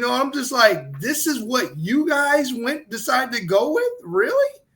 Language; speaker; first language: English; native; English